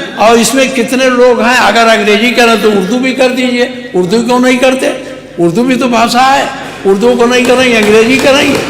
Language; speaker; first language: Hindi; native; Hindi